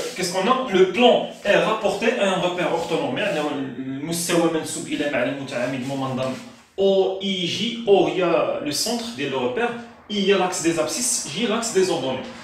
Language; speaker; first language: French; non-native, local second language; Arabic